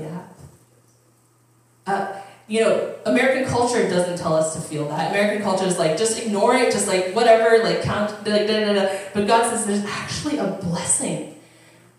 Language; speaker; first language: English; native; English